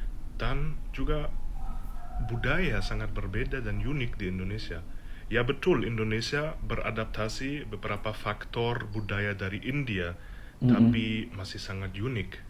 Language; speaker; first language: Indonesian; non-native, fluent; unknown